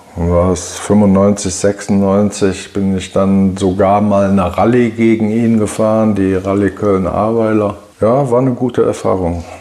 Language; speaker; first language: German; native; German